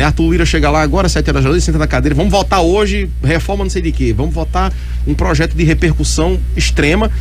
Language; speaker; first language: Portuguese; native; Portuguese